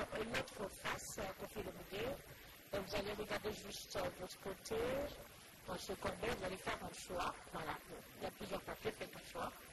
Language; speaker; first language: French; non-native, local second language; Lingala